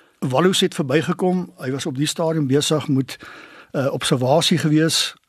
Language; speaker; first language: Afrikaans; native; Afrikaans